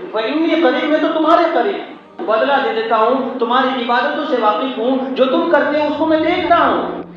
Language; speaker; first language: Urdu; native; Urdu